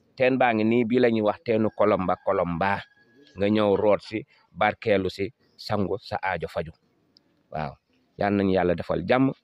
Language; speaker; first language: Wolof; non-native, local second language; Jola-Fonyi